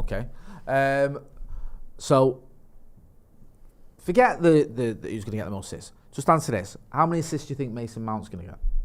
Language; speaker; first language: English; native; English